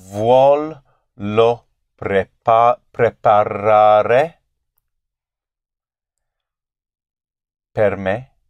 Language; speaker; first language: Italian; non-native, learner; English